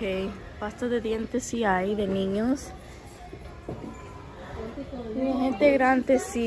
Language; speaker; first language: Spanish; early bilingual, heritage; Spanish